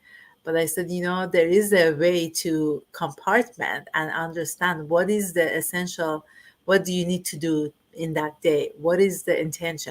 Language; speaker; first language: English; non-native, fluent; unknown